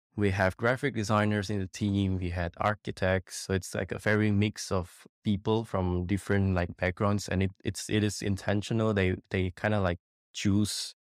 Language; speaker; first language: English; non-native, fluent; Indonesian